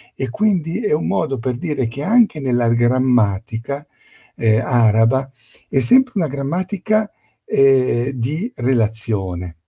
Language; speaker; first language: Italian; native; Italian